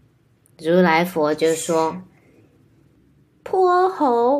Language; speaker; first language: Chinese; native; Chinese